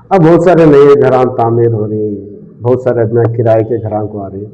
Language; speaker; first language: Hindi; non-native, local second language; Urdu